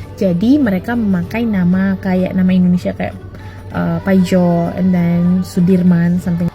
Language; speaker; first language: Indonesian; native; Indonesian